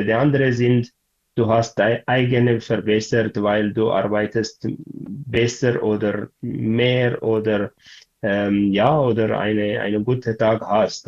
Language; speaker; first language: German; non-native, learner; Tigrinya